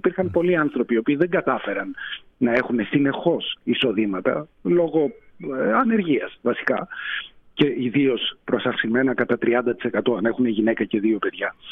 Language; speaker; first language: Greek; early bilingual, heritage; Greek